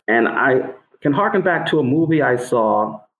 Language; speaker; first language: English; native; English